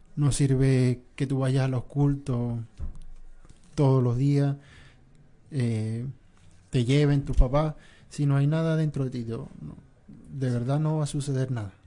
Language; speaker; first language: Spanish; native; Spanish